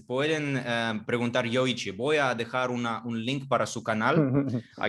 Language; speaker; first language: Spanish; non-native, fluent; Russian